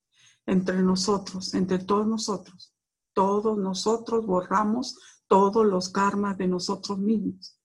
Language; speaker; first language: Spanish; native; Spanish